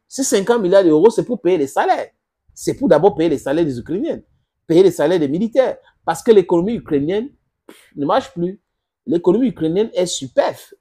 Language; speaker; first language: French; non-native, local second language; English